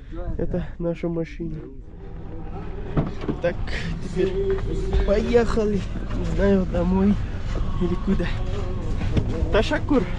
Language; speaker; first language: Russian; non-native, learner; Persian